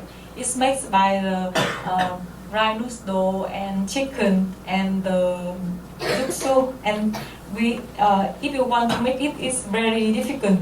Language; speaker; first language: English; non-native, learner; Vietnamese